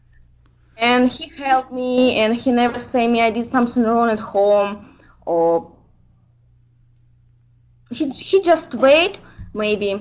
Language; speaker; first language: English; non-native, learner; Ukrainian